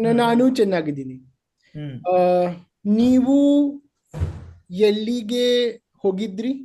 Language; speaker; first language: Kannada; non-native, learner; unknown